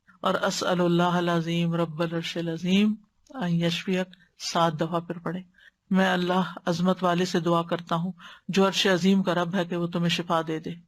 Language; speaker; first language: Urdu; native; Urdu